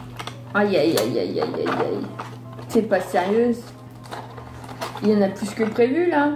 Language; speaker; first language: French; native; French